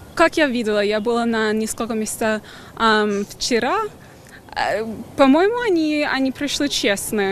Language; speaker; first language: Russian; non-native, learner; English